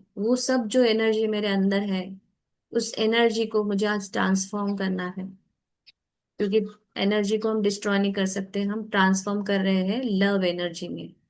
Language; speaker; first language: Hindi; native; Hindi